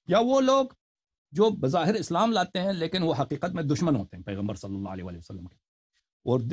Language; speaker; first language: Urdu; non-native, fluent; Persian